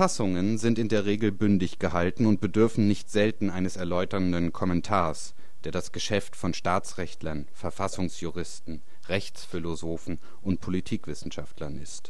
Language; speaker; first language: German; native; German